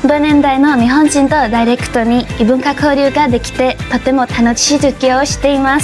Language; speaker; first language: Japanese; non-native, learner; Thai